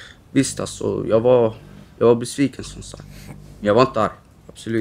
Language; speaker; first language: Swedish; early bilingual, other home language; Romany